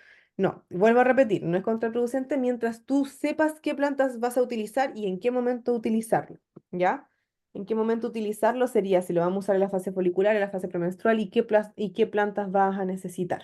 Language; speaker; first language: Spanish; native; Spanish